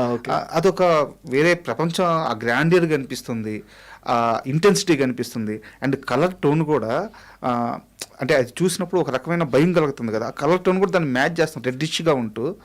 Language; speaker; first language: Telugu; native; Telugu